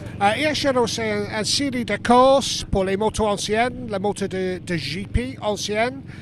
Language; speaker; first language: French; non-native, learner; English